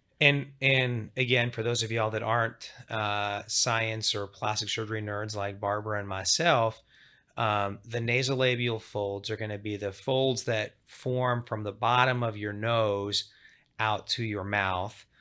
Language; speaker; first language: English; native; English